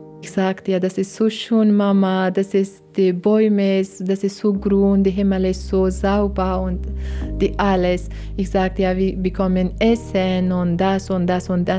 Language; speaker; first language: German; non-native, learner; Persian